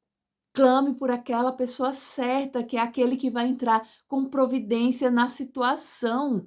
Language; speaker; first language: Portuguese; native; Portuguese